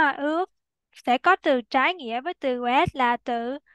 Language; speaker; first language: Vietnamese; native; Vietnamese